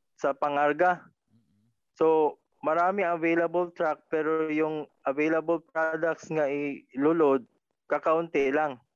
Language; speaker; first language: Filipino; non-native, local second language; Cebuano